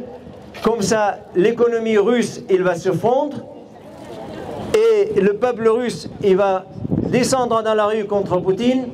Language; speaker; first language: French; non-native, fluent; Arabic